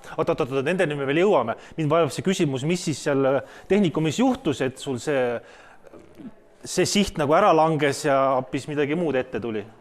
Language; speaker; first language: Estonian; native; Estonian